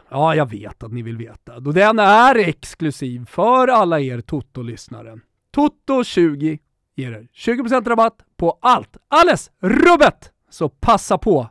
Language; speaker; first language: Swedish; native; Swedish